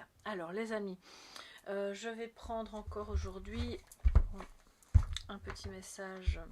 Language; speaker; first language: French; native; French